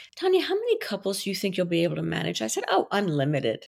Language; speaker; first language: English; non-native, fluent; French